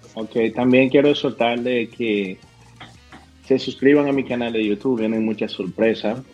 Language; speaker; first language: Spanish; native; Spanish